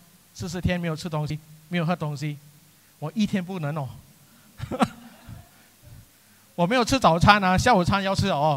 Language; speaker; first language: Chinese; non-native, local second language; English